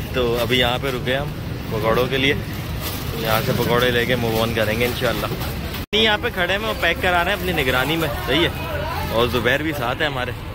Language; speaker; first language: Hindi; native; Hindi